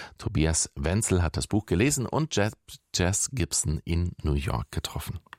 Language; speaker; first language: German; native; German